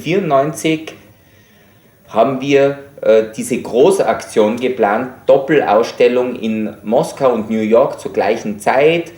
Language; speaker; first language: German; native; German